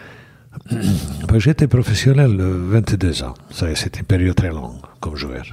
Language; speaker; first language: French; non-native, fluent; Bosnian